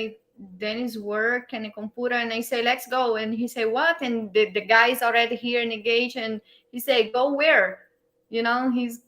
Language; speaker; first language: English; non-native, learner; Portuguese